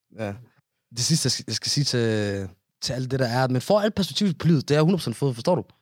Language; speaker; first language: Danish; early bilingual, other home language; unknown